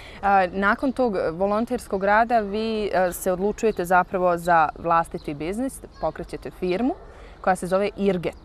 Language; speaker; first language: Serbian; native; Serbian